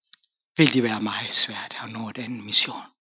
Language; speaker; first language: Danish; non-native, fluent; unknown